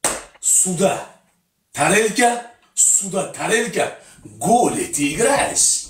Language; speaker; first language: Russian; non-native, learner; Uzbek